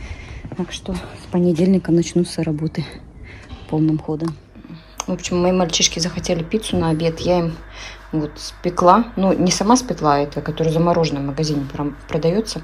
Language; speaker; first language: Russian; native; Russian